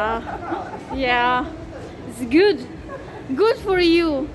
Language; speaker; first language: English; non-native, fluent; Filipino